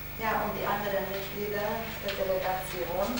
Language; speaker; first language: German; non-native, local second language; Hungarian